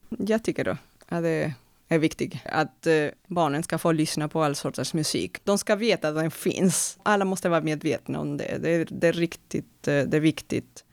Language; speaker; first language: Swedish; non-native, fluent; Spanish